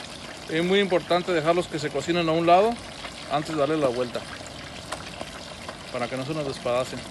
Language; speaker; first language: Spanish; native; Spanish